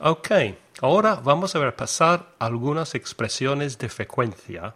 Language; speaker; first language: Spanish; non-native, fluent; English